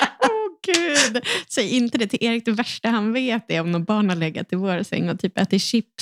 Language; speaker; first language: Swedish; native; Swedish